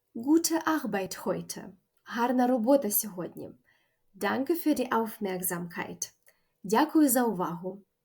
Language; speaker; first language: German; non-native, fluent; Ukrainian